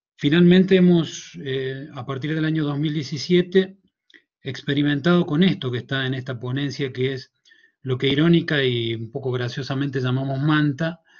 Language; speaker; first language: Spanish; native; Spanish